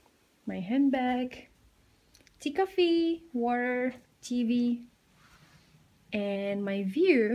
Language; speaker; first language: English; non-native, fluent; Indonesian